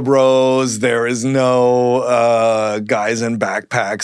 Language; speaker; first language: English; early bilingual, other home language; German